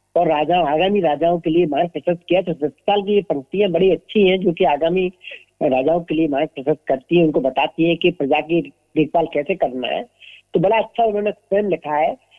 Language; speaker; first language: Hindi; native; Hindi